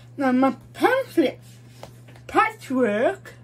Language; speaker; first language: English; native; English